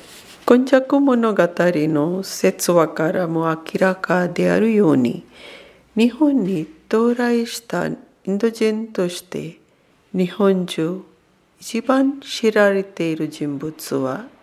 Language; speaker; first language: Japanese; non-native, fluent; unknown